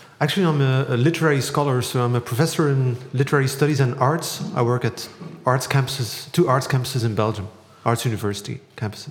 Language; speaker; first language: English; non-native, fluent; Dutch